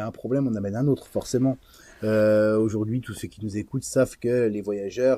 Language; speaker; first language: French; native; French